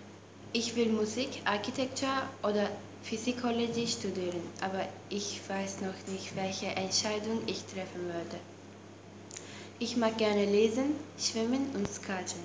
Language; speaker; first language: German; non-native, learner; Turkish